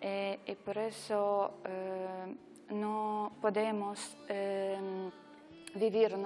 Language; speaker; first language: Spanish; non-native, learner; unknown